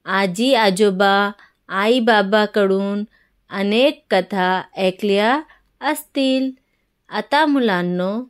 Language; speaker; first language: Marathi; non-native, local second language; Urdu